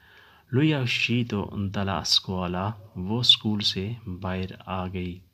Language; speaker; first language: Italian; non-native, learner; Urdu